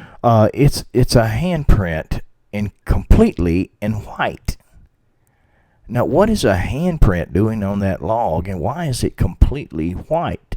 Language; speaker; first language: English; native; English